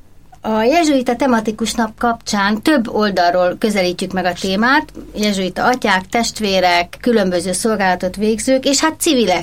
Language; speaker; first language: Hungarian; native; Hungarian